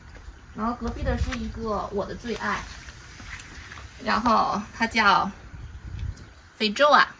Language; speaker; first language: Chinese; native; Chinese